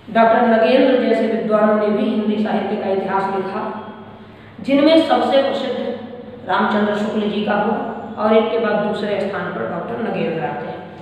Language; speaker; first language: Hindi; native; Hindi